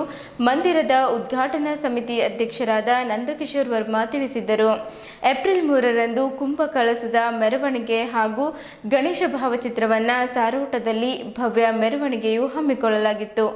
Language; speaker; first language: Kannada; native; Kannada